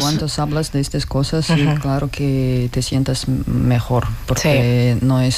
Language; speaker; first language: Spanish; non-native, fluent; Russian